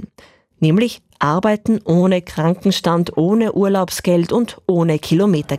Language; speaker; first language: German; native; German